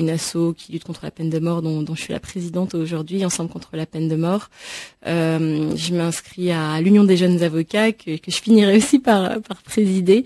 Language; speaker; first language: French; native; French